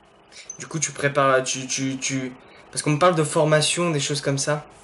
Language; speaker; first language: French; native; French